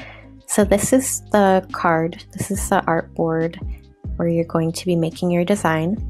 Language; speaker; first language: English; native; English